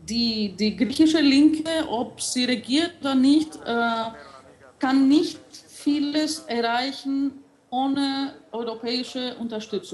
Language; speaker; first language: German; non-native, fluent; Greek